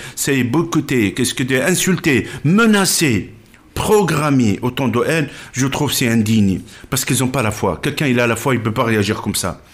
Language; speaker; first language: French; non-native, local second language; Arabic